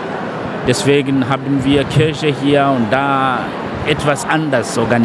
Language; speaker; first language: German; non-native, fluent; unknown